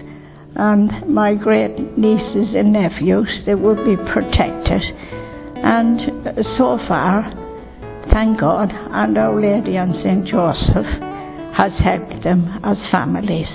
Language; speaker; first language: English; native; English